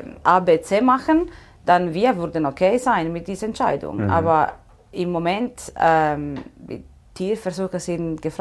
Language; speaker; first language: German; non-native, fluent; Italian